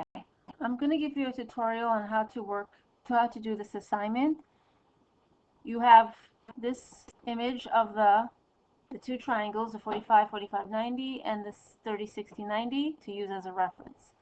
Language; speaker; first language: English; native; English